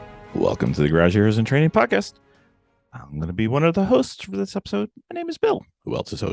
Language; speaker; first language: English; native; English